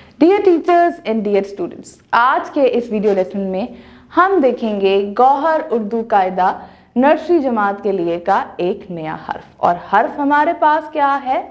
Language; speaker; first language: Urdu; native; Urdu